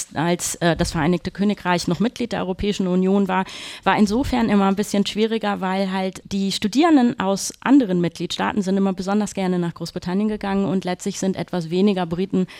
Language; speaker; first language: German; native; German